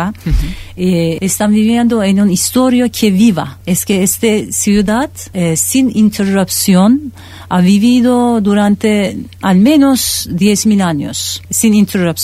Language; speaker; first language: Spanish; non-native, fluent; Turkish